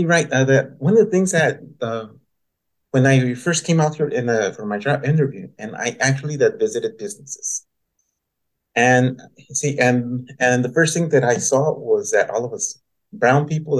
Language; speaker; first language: English; native; English